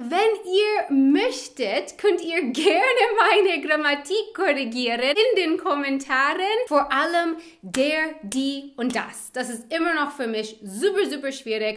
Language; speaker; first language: German; non-native, fluent; English